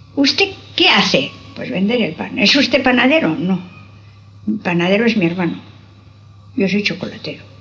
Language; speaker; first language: Spanish; non-native, local second language; Basque